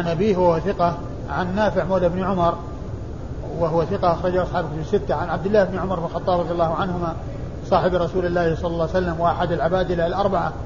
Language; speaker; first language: Arabic; native; Arabic